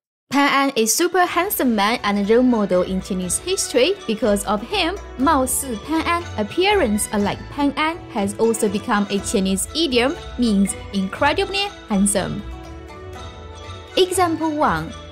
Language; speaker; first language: English; non-native, fluent; Chinese